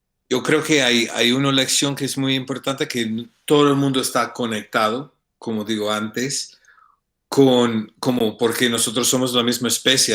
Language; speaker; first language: Spanish; non-native, fluent; English